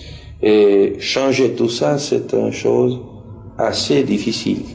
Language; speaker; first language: French; non-native, fluent; Spanish